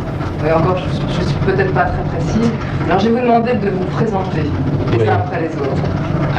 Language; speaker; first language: French; native; French